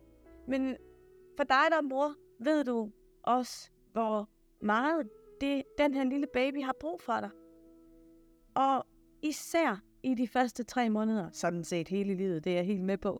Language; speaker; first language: Danish; native; Danish